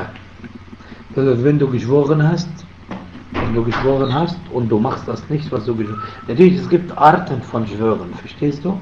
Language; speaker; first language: German; non-native, fluent; Arabic